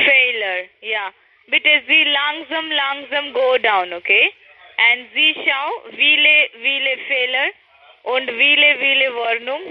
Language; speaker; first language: German; non-native, learner; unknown